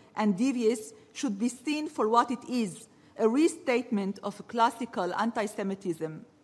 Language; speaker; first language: English; early bilingual, other home language; Arabic